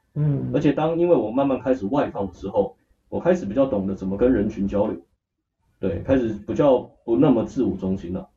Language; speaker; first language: Chinese; native; Chinese